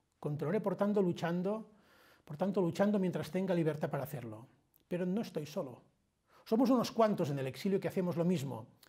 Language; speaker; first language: Spanish; non-native, local second language; Catalan